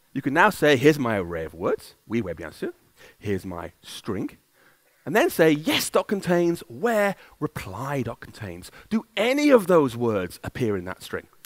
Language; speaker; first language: English; native; English